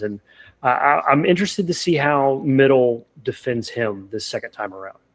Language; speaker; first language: English; native; English